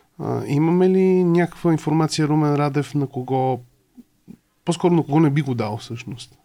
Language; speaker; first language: Bulgarian; native; Bulgarian